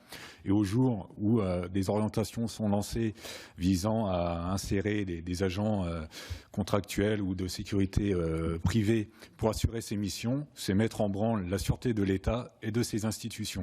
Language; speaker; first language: French; native; French